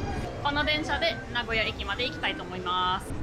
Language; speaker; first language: Japanese; non-native, fluent; German